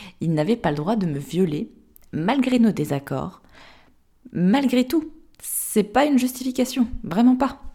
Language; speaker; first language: French; native; French